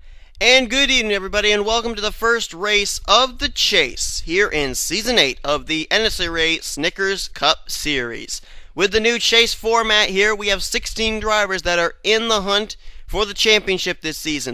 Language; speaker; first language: English; native; English